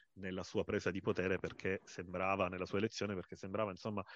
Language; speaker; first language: Italian; native; Italian